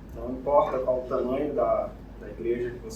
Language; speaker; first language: Portuguese; native; Portuguese